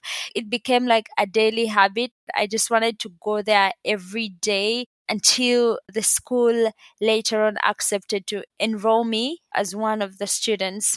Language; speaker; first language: English; non-native, local second language; Ganda